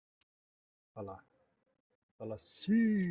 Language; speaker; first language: Portuguese; native; Portuguese